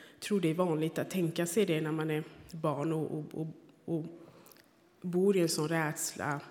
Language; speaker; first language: Swedish; non-native, fluent; Rundi